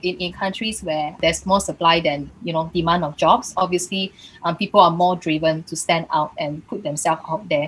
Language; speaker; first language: English; native; English